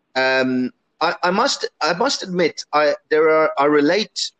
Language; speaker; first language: English; early bilingual, other home language; Italian